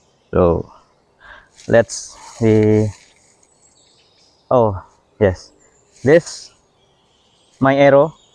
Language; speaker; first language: English; non-native, learner; Indonesian